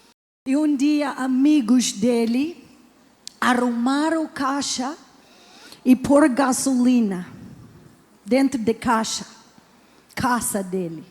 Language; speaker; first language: Portuguese; non-native, learner; English